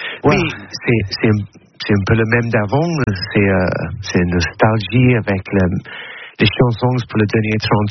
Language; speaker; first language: French; non-native, learner; English